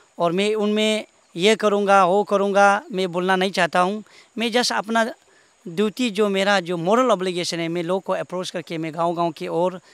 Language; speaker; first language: Hindi; non-native, local second language; Nyishi